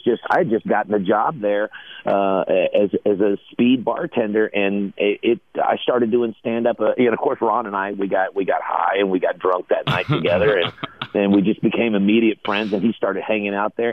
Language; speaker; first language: English; native; English